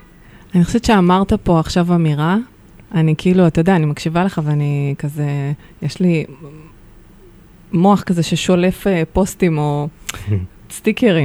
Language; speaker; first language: Hebrew; native; Hebrew